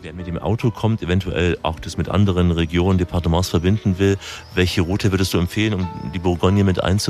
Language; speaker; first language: German; native; German